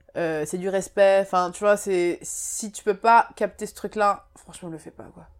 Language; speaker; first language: French; early bilingual, other home language; Japanese